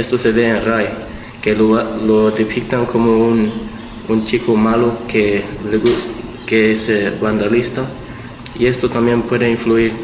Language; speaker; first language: Spanish; early bilingual, heritage; Spanish